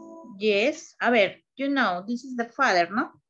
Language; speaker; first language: English; non-native, learner; Spanish